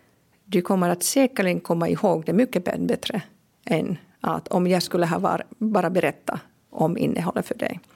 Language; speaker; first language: Swedish; non-native, local second language; Finnish